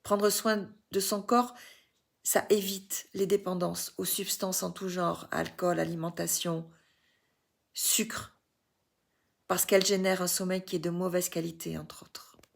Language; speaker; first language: French; native; French